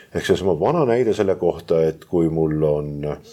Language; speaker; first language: Estonian; native; Estonian